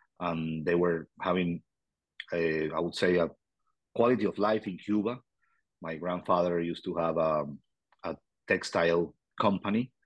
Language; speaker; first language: English; non-native, fluent; Spanish